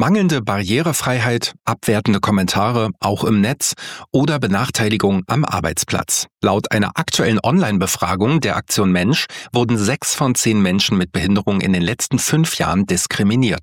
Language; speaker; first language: German; native; German